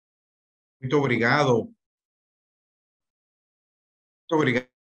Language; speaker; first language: Portuguese; non-native, learner; Spanish